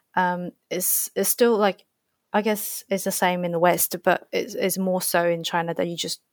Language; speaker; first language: English; non-native, fluent; Chinese